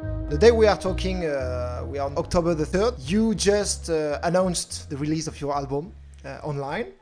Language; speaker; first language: English; non-native, fluent; French